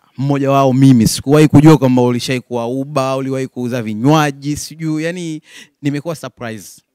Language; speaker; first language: Swahili; native; Swahili